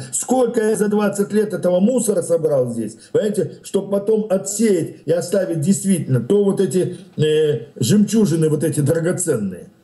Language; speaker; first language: Russian; native; Russian